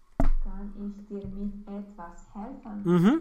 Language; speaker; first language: German; non-native, learner; Romanian